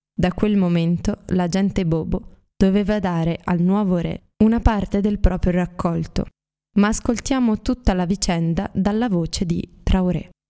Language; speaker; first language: Italian; native; Italian